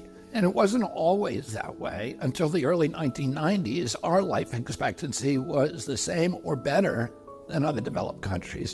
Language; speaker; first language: English; native; English